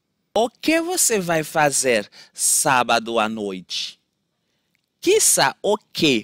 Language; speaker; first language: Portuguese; non-native, fluent; Haitian Creole